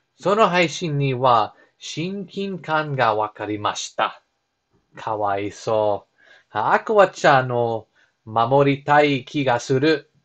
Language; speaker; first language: Japanese; non-native, learner; English